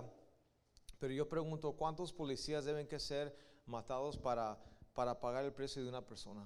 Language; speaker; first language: Spanish; early bilingual, heritage; Spanish